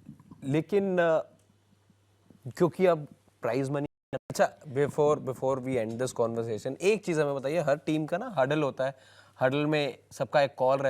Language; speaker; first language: Hindi; native; Hindi